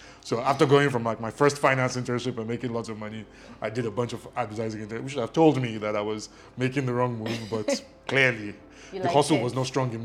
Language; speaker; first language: English; non-native, local second language; Yoruba